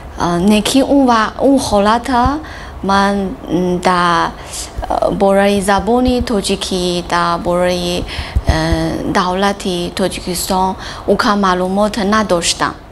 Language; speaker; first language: Tajik; non-native, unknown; Chinese